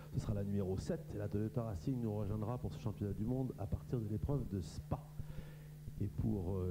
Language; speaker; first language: French; native; French